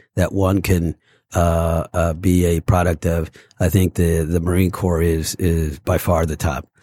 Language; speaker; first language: English; early bilingual, other home language; Spanish